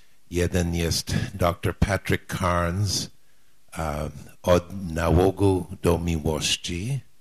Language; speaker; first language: Polish; non-native, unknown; English